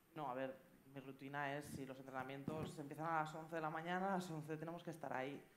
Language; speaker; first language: Spanish; native; Spanish